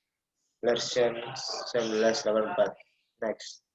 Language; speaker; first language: English; non-native, learner; Indonesian